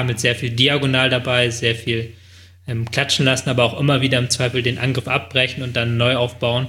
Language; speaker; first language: German; native; German